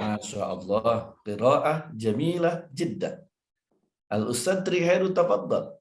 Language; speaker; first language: Arabic; non-native, fluent; Indonesian